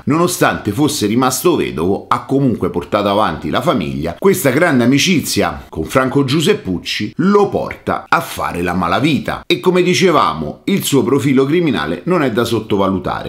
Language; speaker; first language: Italian; native; Italian